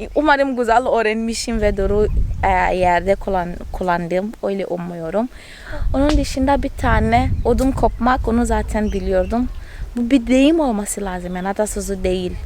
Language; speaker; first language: Turkish; non-native, fluent; Portuguese